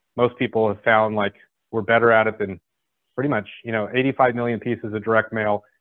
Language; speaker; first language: English; native; English